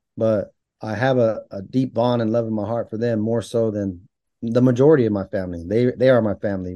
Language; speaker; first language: English; native; English